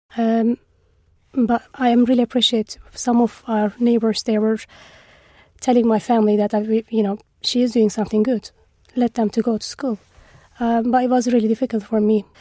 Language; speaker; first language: English; non-native, fluent; Turkish